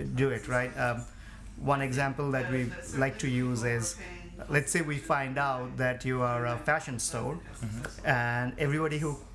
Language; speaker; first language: English; non-native, local second language; Bangla